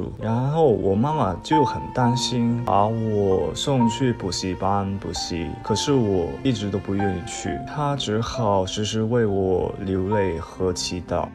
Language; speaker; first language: Chinese; early bilingual, other home language; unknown